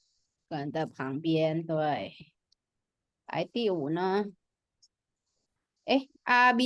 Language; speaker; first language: Chinese; non-native, fluent; Indonesian